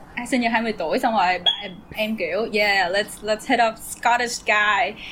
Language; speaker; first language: Vietnamese; native; Vietnamese